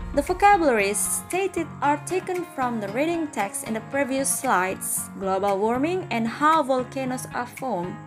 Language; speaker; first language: English; non-native, fluent; Indonesian